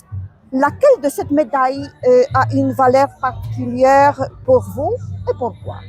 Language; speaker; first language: French; non-native, learner; Polish